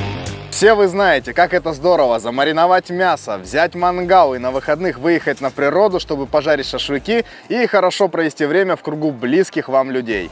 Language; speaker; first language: Russian; native; Russian